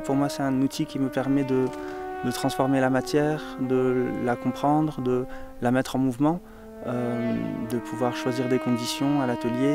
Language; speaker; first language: French; native; French